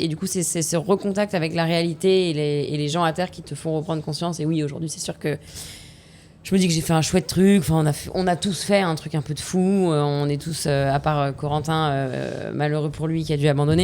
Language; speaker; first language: French; native; French